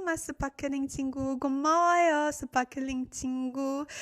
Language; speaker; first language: Korean; non-native, learner; French